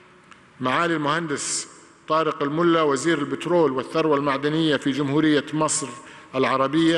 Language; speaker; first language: Arabic; native; Arabic